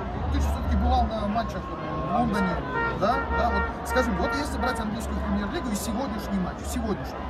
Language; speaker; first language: Russian; native; Russian